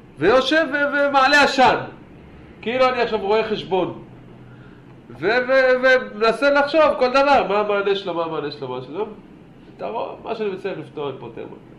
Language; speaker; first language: Hebrew; native; Hebrew